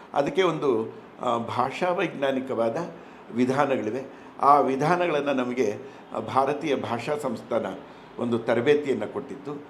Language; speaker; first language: Kannada; non-native, local second language; Telugu